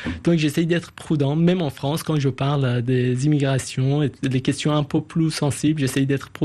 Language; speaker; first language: French; non-native, fluent; Persian